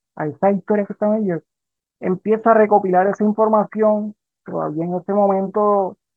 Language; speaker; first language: Spanish; native; Spanish